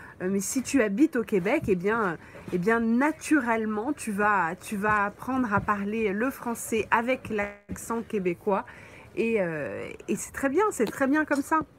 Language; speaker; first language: French; native; French